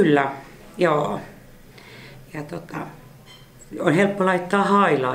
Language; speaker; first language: Finnish; native; Finnish